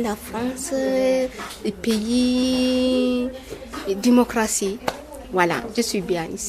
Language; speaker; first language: French; non-native, learner; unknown